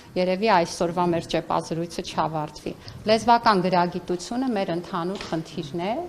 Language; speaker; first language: Armenian; native; Armenian